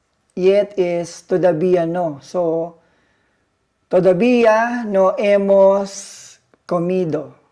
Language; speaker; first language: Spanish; non-native, learner; Filipino